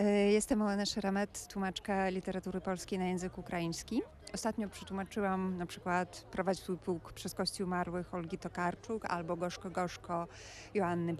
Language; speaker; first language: Polish; non-native, fluent; Ukrainian